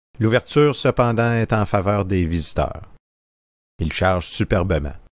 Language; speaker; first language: French; native; French